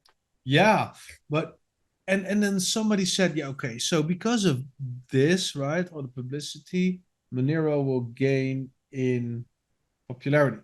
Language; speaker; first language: English; non-native, fluent; Dutch